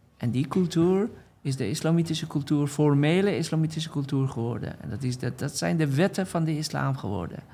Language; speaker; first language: Dutch; non-native, fluent; Persian